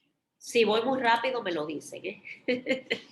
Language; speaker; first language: Spanish; native; Spanish